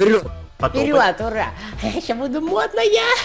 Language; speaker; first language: Russian; native; Russian